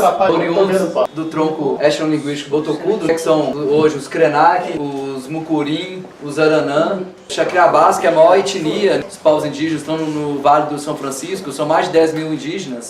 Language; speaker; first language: Portuguese; native; Portuguese